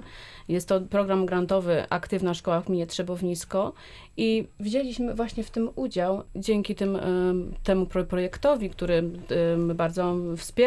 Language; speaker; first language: Polish; native; Polish